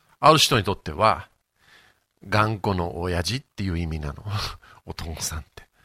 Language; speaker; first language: Japanese; non-native, fluent; English